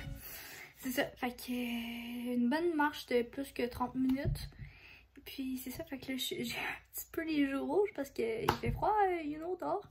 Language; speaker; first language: French; native; French